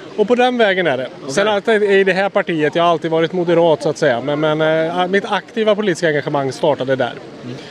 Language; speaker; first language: Swedish; native; Swedish